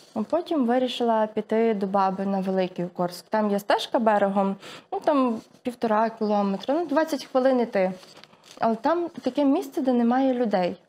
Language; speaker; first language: Ukrainian; native; Ukrainian